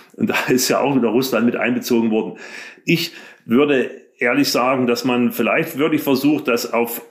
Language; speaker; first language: German; native; German